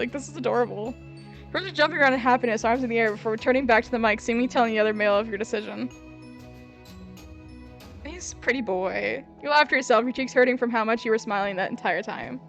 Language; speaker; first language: English; native; English